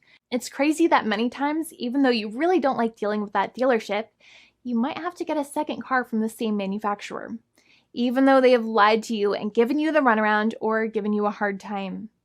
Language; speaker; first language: English; native; English